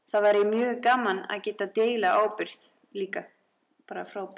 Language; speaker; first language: Icelandic; non-native, fluent; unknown